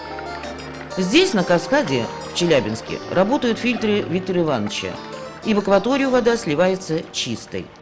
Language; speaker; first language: Russian; native; Russian